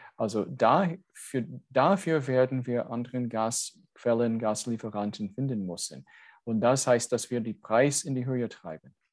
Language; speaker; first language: German; non-native, fluent; English